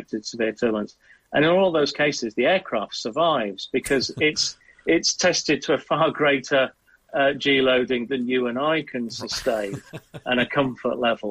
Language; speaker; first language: English; native; English